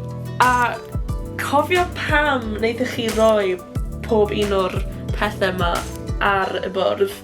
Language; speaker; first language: Welsh; non-native, local second language; English